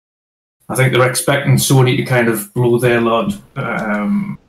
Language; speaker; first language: English; native; English